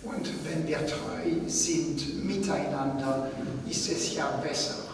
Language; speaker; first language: German; non-native, fluent; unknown